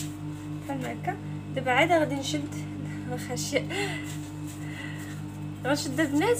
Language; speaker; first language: Arabic; native; Arabic